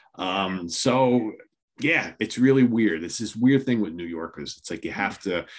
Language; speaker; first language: English; native; English